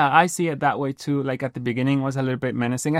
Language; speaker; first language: English; non-native, fluent; Spanish